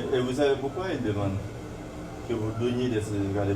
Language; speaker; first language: French; non-native, local second language; Haitian Creole